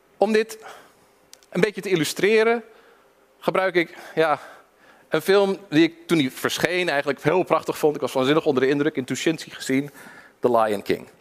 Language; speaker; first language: Dutch; early bilingual, other home language; English